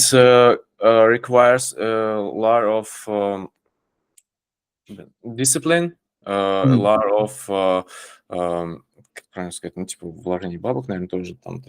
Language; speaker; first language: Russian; native; Russian